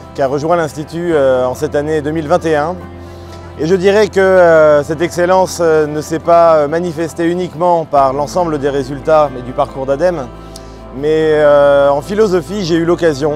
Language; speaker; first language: French; native; French